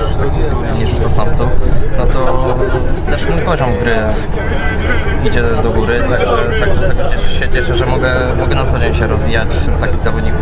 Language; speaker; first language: Polish; native; Polish